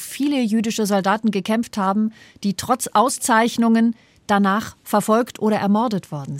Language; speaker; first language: German; native; German